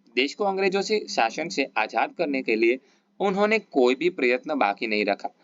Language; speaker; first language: Hindi; non-native, local second language; Gujarati